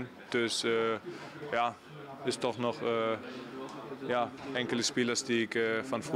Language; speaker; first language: Dutch; non-native, learner; German